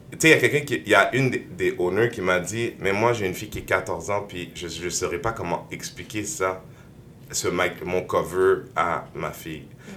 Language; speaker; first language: French; native; French